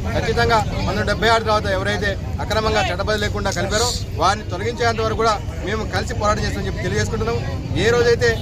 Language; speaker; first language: Telugu; native; Telugu